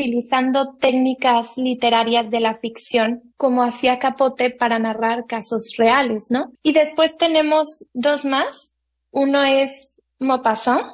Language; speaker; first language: Spanish; native; Spanish